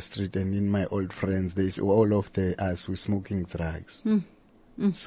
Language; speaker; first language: English; non-native, local second language; Xhosa